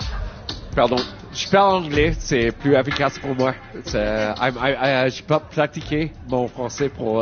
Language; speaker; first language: French; non-native, learner; English